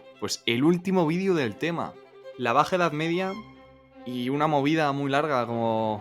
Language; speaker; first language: Spanish; native; Spanish